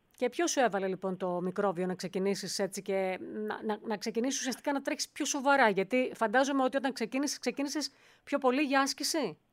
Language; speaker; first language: Greek; native; Greek